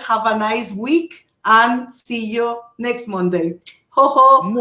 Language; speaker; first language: English; non-native, fluent; Portuguese